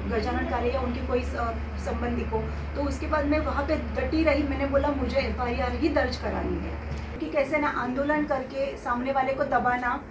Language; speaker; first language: Hindi; non-native, local second language; Marathi